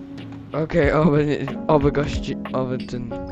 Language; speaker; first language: Polish; early bilingual, heritage; Polish